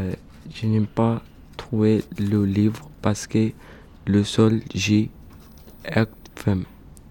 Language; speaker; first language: French; non-native, learner; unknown